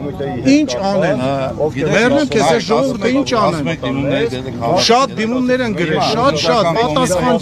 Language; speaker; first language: Armenian; native; Armenian